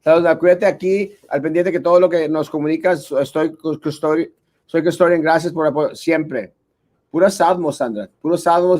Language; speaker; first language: Spanish; non-native, local second language; English